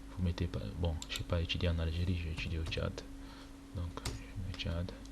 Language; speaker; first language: French; non-native, local second language; Arabic